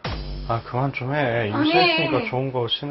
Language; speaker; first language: Korean; native; Korean